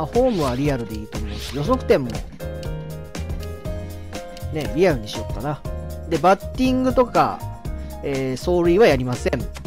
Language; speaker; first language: Japanese; native; Japanese